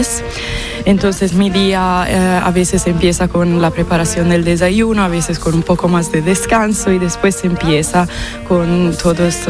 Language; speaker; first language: Spanish; non-native, fluent; Italian